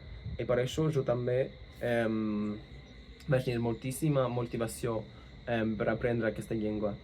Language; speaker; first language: Catalan; non-native, fluent; English